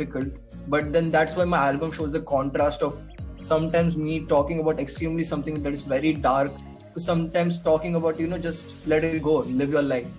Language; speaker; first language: English; non-native, local second language; Hindi